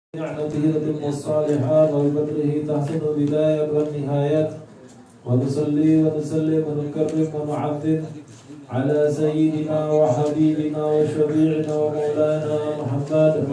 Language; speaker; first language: Arabic; non-native, fluent; Indonesian